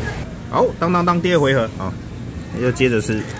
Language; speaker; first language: Chinese; native; Chinese